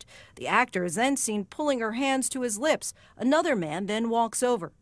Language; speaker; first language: English; native; English